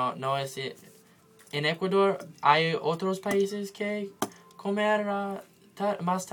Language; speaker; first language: Spanish; non-native, learner; English